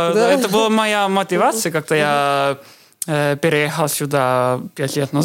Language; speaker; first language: Russian; non-native, learner; Estonian